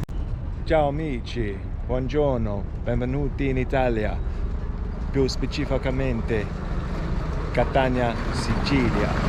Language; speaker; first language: Italian; non-native, learner; English